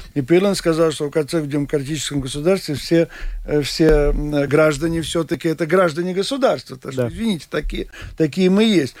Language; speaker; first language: Russian; non-native, local second language; Latvian